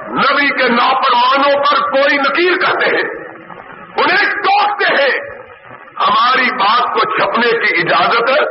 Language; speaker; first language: Urdu; non-native, local second language; Punjabi